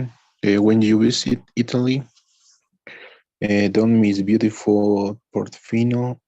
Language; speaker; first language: English; non-native, learner; Spanish